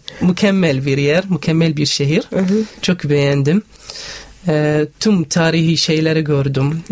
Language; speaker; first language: Turkish; non-native, learner; Arabic